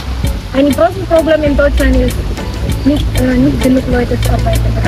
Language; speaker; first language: German; non-native, learner; Indonesian